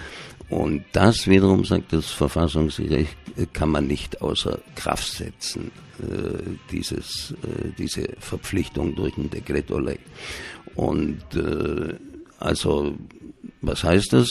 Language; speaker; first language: German; native; German